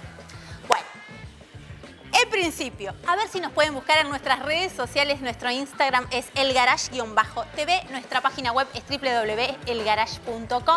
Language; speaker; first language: Spanish; native; Spanish